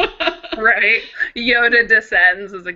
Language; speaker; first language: English; native; English